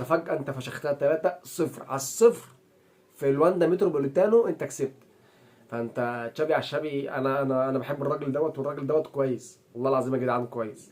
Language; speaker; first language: Arabic; native; Arabic